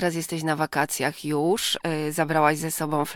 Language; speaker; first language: Polish; native; Polish